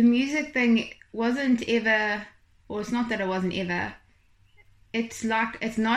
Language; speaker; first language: English; native; English